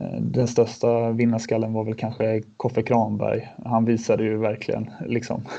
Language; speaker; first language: Swedish; native; Swedish